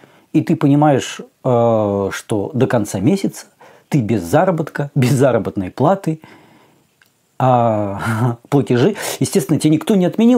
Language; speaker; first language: Russian; native; Russian